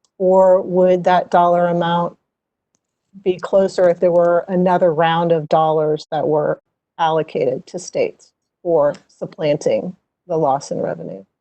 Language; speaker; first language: English; native; English